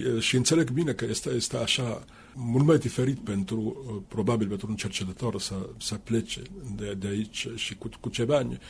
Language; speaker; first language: Romanian; non-native, fluent; Finnish